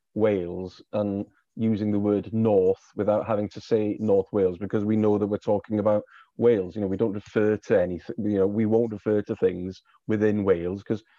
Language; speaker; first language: English; native; English